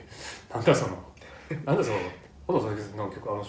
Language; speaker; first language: Japanese; native; Japanese